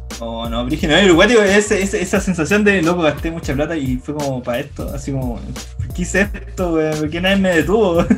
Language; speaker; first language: Spanish; native; Spanish